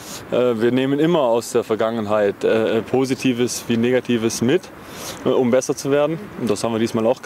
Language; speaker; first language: German; native; German